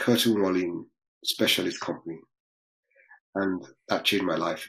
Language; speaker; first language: English; non-native, local second language; Yoruba